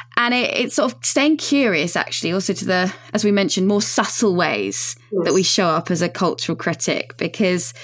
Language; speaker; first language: English; native; English